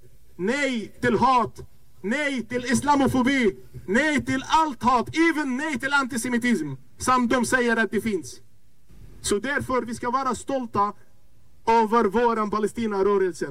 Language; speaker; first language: Swedish; non-native, fluent; Arabic